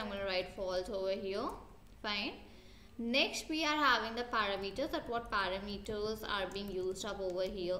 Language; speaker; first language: English; non-native, local second language; Hindi